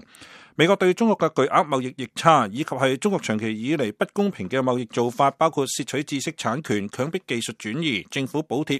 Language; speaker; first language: Chinese; non-native, local second language; Cantonese